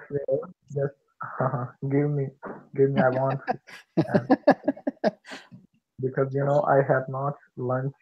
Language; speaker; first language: English; non-native, learner; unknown